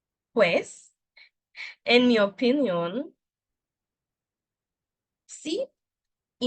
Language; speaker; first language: Spanish; non-native, fluent; English